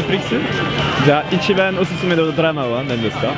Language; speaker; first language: Japanese; non-native, fluent; French